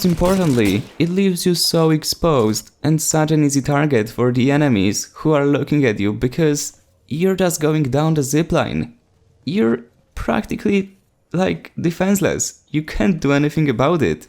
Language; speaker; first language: English; non-native, fluent; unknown